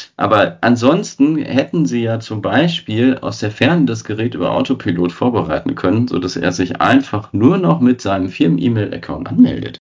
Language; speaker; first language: German; native; German